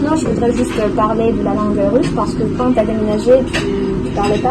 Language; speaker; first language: French; non-native, fluent; Russian